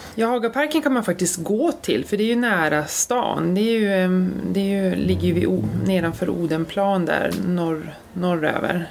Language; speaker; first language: Swedish; native; Swedish